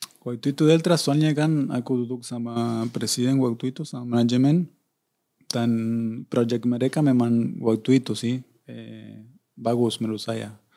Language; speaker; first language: Indonesian; non-native, fluent; Spanish